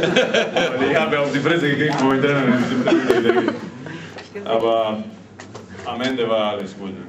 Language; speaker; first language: German; non-native, learner; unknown